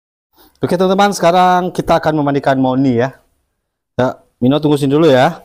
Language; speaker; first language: Indonesian; native; Indonesian